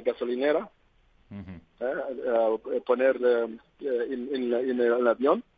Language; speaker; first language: Spanish; non-native, learner; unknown